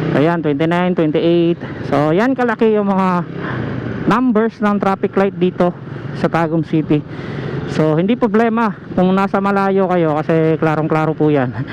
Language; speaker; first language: Filipino; non-native, local second language; Cebuano